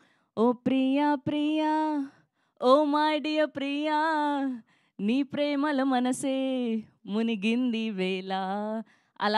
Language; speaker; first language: Telugu; native; Telugu